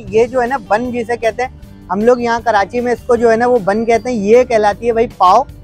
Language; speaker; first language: Urdu; native; Urdu